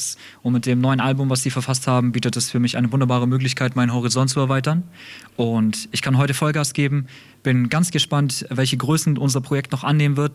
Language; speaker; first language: German; early bilingual, other home language; Russian